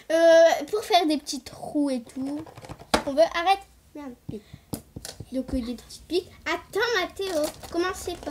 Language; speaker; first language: French; native; French